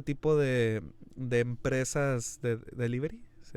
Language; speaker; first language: Spanish; native; Spanish